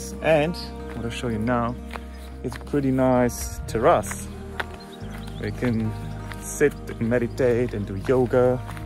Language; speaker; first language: English; non-native, fluent; German